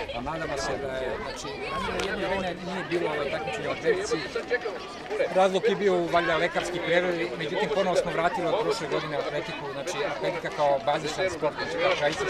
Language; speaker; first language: Serbian; native; Serbian